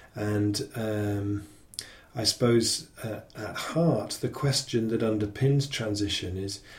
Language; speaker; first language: English; native; English